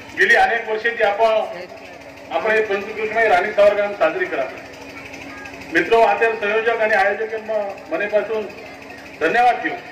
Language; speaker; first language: Marathi; non-native, local second language; Lambadi